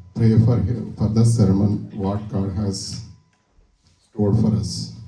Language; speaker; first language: English; non-native, local second language; Telugu